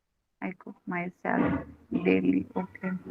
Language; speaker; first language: English; non-native, learner; Hindi